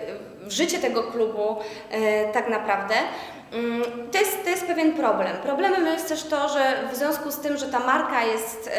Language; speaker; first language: Polish; native; Polish